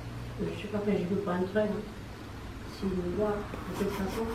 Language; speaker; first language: French; non-native, learner; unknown